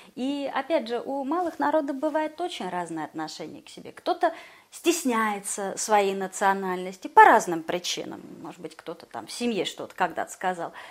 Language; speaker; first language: Russian; native; Russian